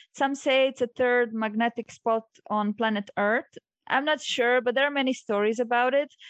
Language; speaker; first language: English; non-native, fluent; Croatian